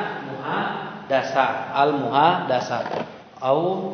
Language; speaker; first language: Arabic; non-native, fluent; Indonesian